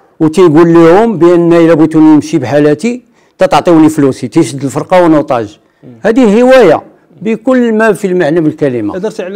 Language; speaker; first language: Arabic; native; Arabic